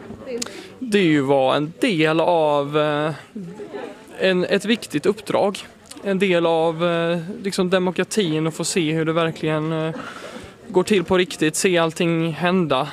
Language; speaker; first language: Swedish; native; Swedish